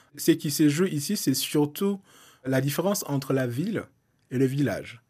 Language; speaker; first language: French; non-native, local second language; Soninke